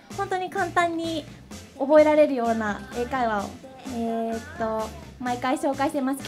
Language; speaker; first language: Japanese; early bilingual, heritage; Japanese